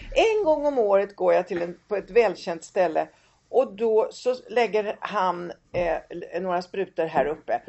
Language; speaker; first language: Swedish; early bilingual, other home language; Italian